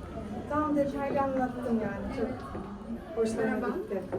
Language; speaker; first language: Turkish; non-native, fluent; Russian